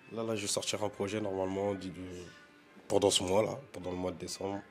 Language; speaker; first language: French; native; French